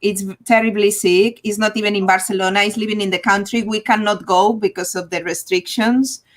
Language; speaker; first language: English; non-native, fluent; Catalan